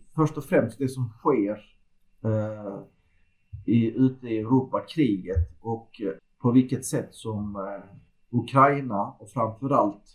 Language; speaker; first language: Swedish; early bilingual, other home language; Turkish